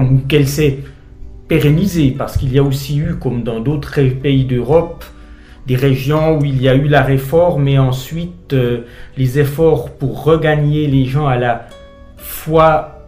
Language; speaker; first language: French; native; French